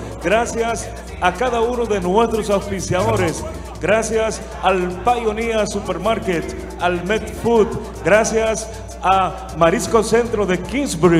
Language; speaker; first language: Spanish; native; Spanish